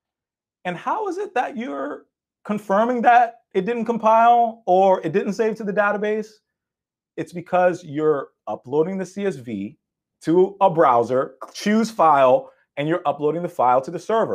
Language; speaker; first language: English; native; English